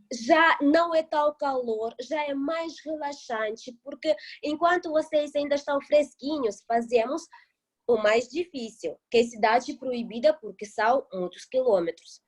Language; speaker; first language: Portuguese; non-native, fluent; Russian